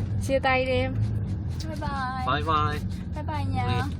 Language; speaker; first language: Korean; non-native, learner; Vietnamese